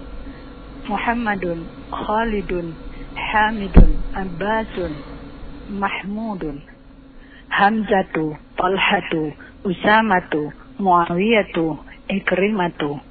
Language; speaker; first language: Arabic; non-native, learner; Indonesian